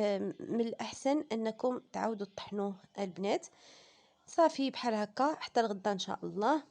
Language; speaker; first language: Arabic; native; Arabic